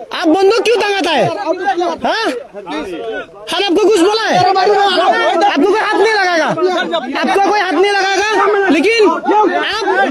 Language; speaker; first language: Hindi; non-native, local second language; Bangla